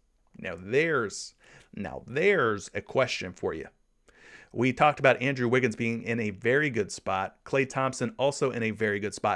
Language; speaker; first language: English; native; English